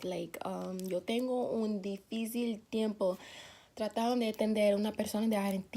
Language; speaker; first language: Spanish; non-native, fluent; English